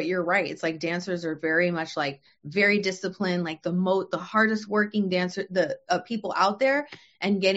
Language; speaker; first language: English; early bilingual, other home language; French